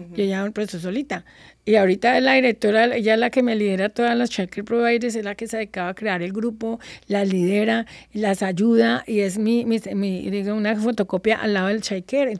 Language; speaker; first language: Spanish; native; Spanish